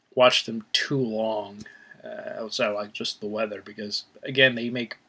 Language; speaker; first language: English; native; English